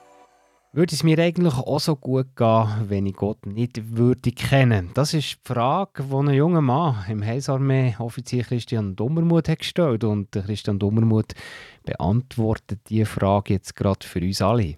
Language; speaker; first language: German; native; German